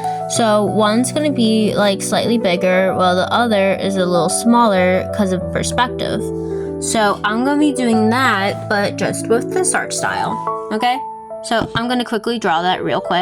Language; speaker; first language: English; native; English